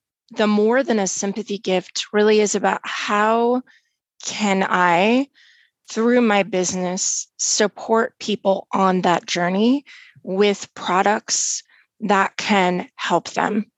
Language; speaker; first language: English; native; English